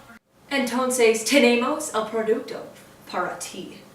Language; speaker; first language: Spanish; non-native, learner; English